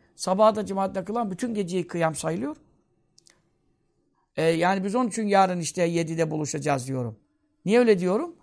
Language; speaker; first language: Turkish; native; Turkish